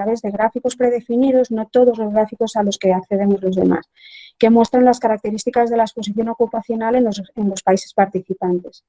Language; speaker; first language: Spanish; native; Spanish